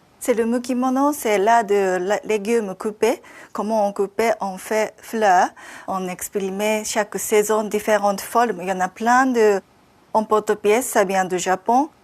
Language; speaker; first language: French; non-native, learner; Japanese